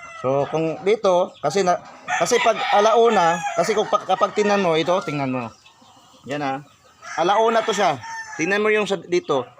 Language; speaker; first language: Filipino; non-native, local second language; Cebuano